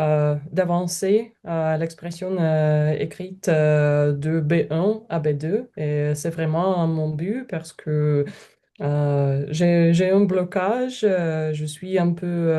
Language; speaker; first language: French; non-native, learner; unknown